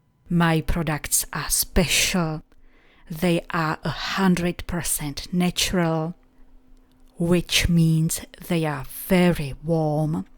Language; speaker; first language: English; non-native, fluent; Czech